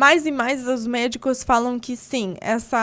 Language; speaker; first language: Portuguese; non-native, fluent; Polish